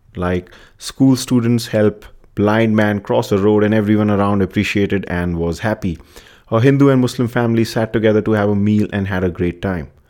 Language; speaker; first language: English; non-native, local second language; Hindi